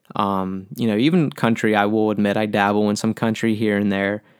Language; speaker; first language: English; native; English